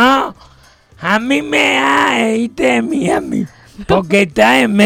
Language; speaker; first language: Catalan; non-native, local second language; Spanish